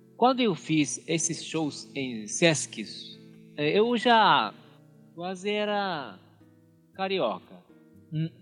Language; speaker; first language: Portuguese; non-native, fluent; Japanese